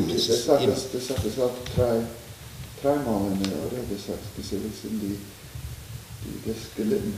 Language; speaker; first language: German; non-native, learner; English